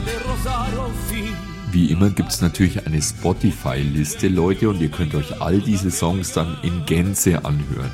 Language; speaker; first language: German; native; German